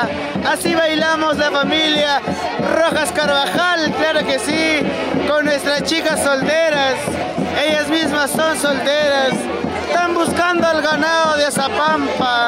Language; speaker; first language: Spanish; native; Spanish